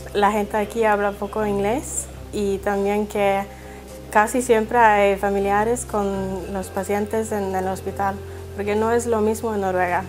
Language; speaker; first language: Spanish; non-native, learner; Norwegian